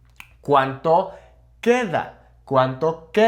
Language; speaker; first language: Spanish; non-native, fluent; English